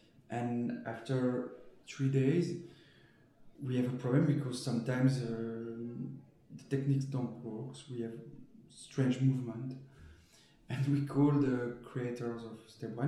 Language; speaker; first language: English; non-native, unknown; French